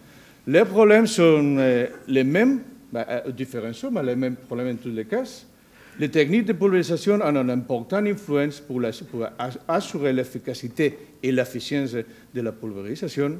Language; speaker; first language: French; non-native, learner; Spanish